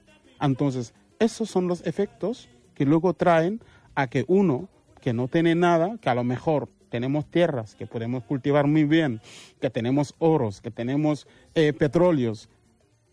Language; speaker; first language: Spanish; non-native, fluent; Mandingo